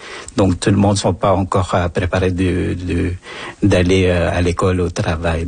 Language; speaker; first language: French; non-native, fluent; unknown